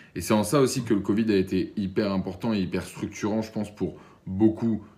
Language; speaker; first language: French; native; French